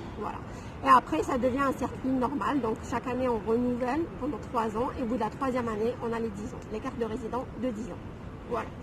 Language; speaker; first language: French; non-native, local second language; Arabic